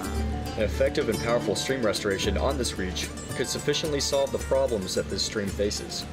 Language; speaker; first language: English; native; English